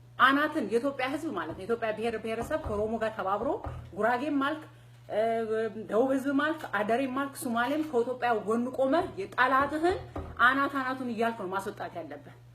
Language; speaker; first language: Amharic; non-native, local second language; Oromo